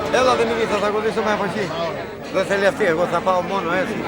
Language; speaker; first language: Greek; non-native, learner; Italian